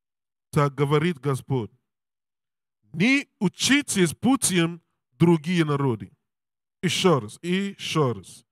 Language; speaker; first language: Russian; non-native, learner; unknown